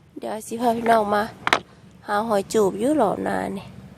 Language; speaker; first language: Thai; native; Thai